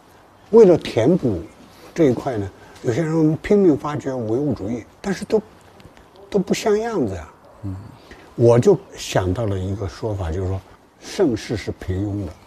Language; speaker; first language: Chinese; native; Chinese